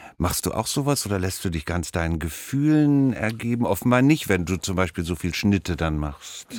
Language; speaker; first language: German; native; German